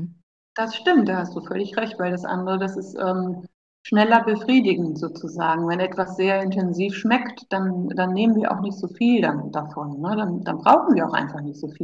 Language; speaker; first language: German; native; German